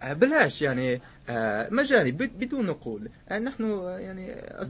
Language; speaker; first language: Arabic; non-native, fluent; English